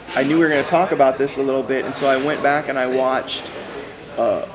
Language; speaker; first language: English; native; English